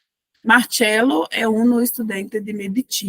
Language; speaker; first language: Italian; non-native, fluent; Portuguese